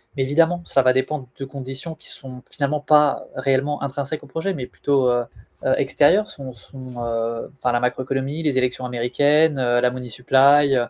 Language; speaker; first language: French; native; French